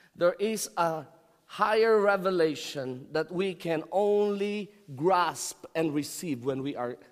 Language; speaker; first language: English; non-native, local second language; Filipino